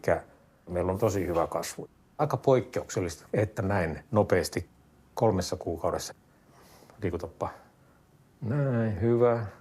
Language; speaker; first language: Finnish; native; Finnish